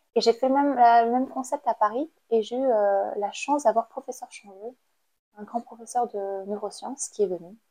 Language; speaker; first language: French; non-native, fluent; Khmer